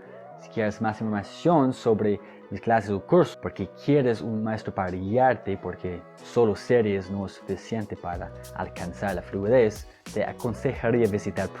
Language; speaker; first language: Spanish; non-native, fluent; English